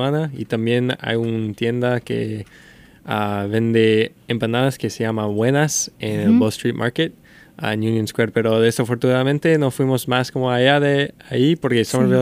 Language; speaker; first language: Spanish; non-native, fluent; English